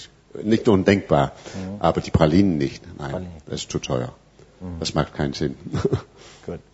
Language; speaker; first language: German; non-native, fluent; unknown